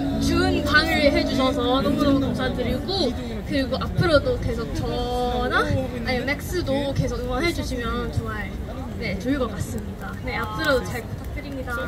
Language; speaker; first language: Korean; non-native, learner; Cantonese